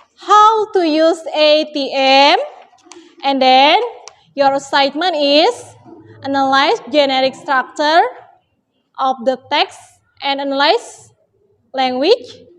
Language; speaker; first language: English; non-native, learner; Indonesian